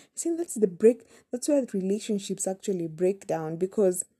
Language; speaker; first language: English; non-native, local second language; Kamba